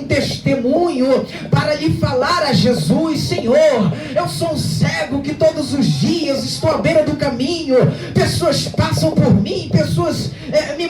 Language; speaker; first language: Portuguese; native; Portuguese